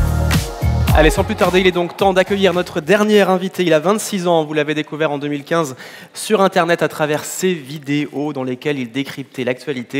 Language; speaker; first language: French; native; French